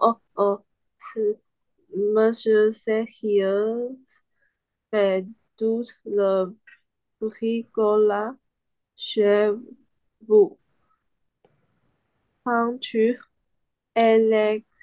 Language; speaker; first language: French; non-native, learner; Chinese